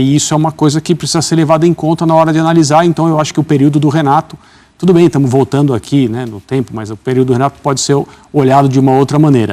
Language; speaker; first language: Portuguese; native; Portuguese